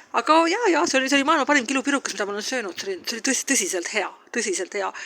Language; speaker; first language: Estonian; native; Estonian